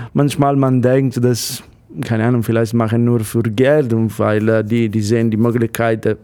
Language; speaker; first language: German; non-native, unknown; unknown